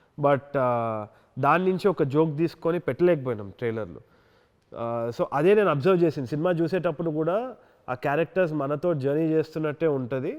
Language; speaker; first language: Telugu; native; Telugu